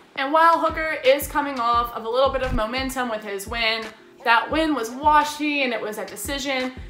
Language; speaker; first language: English; native; English